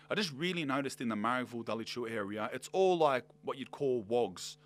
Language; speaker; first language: English; native; English